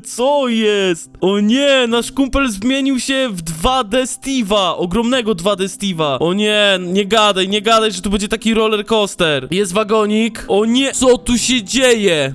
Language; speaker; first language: Polish; native; Polish